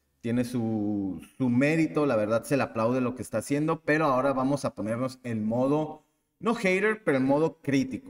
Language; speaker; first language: Spanish; native; Spanish